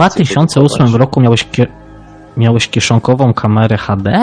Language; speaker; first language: Polish; native; Polish